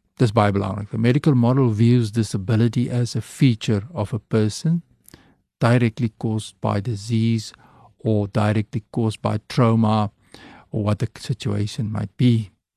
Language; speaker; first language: English; non-native, local second language; Afrikaans